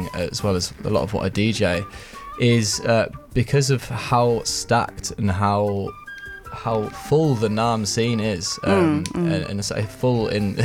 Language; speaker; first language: English; native; English